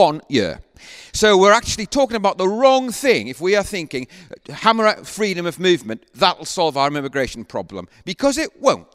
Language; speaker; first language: English; native; English